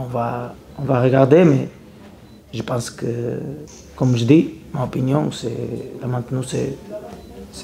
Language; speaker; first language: French; non-native, learner; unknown